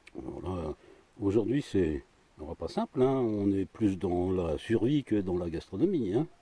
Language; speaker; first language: French; native; French